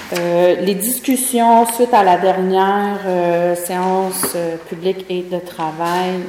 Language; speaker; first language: French; native; French